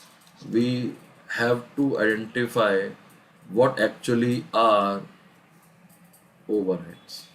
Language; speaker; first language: English; non-native, local second language; Hindi